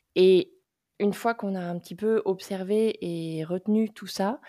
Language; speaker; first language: French; native; French